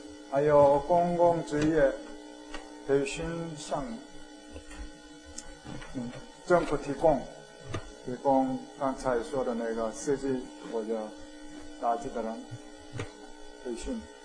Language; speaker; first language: Chinese; non-native, fluent; Korean